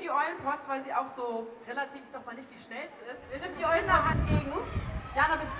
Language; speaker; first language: German; native; German